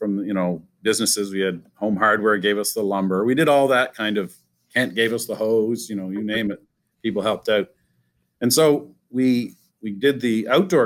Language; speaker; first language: English; native; English